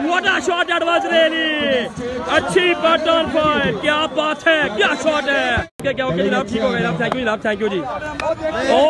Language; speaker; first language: Urdu; non-native, local second language; Punjabi